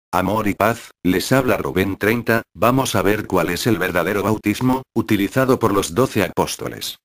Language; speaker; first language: Spanish; native; Spanish